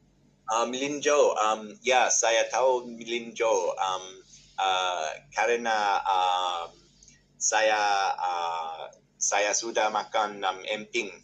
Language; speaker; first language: Indonesian; non-native, learner; English